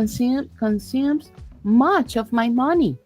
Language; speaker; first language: English; non-native, fluent; Spanish